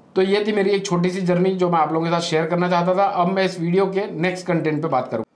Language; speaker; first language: Hindi; native; Hindi